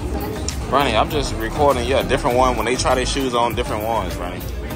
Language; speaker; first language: English; native; English